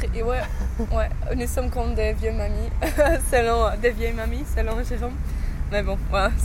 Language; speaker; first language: French; non-native, fluent; English